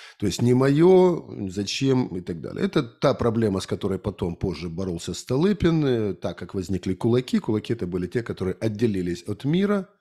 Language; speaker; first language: Russian; native; Russian